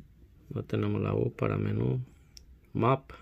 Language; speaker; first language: Spanish; early bilingual, heritage; Spanish